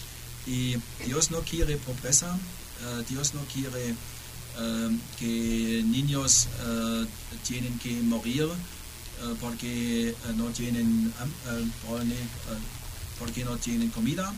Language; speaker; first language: Spanish; non-native, learner; German